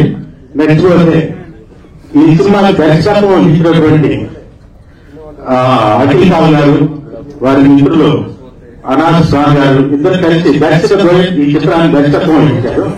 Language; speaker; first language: Telugu; native; Telugu